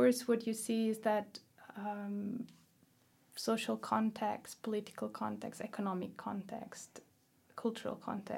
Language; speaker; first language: English; non-native, fluent; Spanish